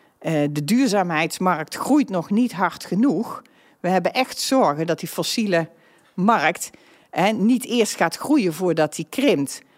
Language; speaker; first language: Dutch; native; Dutch